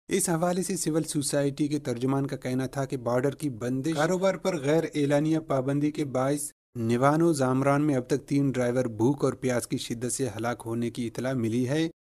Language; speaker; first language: Urdu; non-native, local second language; Baluchi